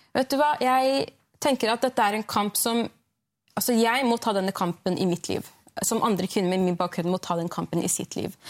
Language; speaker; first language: Norwegian; early bilingual, other home language; Arabic